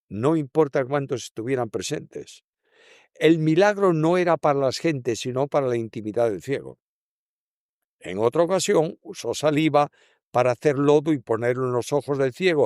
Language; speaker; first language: Spanish; native; Spanish